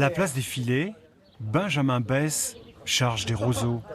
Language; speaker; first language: French; native; French